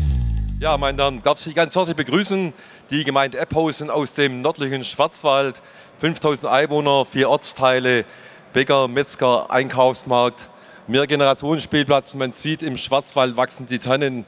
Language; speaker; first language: German; native; German